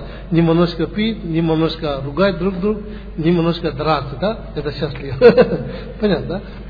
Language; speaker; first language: Russian; non-native, learner; Tibetan